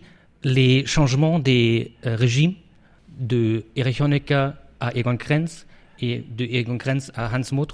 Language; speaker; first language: French; non-native, fluent; German